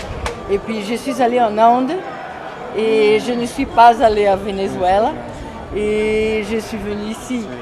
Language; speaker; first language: French; non-native, fluent; Portuguese